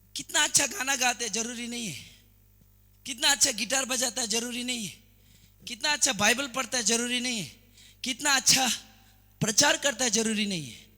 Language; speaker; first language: Hindi; non-native, local second language; Assamese